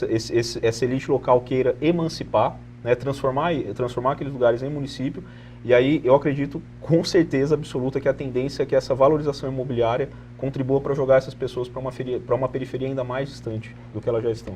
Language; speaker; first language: Portuguese; native; Portuguese